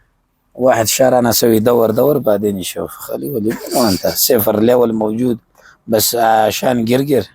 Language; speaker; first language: Arabic; non-native, learner; Urdu